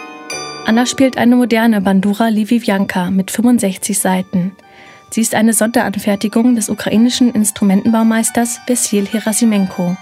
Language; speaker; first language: German; native; German